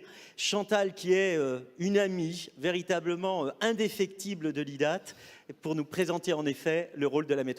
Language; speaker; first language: French; native; French